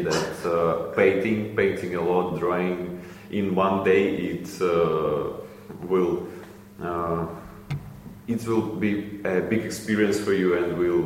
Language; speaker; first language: English; non-native, learner; Ukrainian